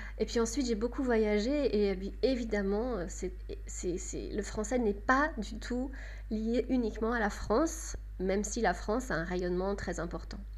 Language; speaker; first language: French; native; French